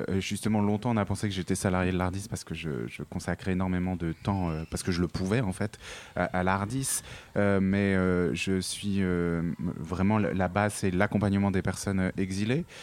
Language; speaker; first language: French; native; French